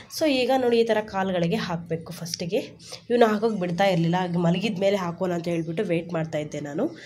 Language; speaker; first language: Kannada; non-native, local second language; Telugu